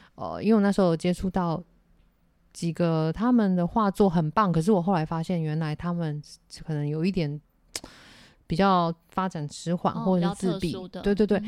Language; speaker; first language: Chinese; native; Chinese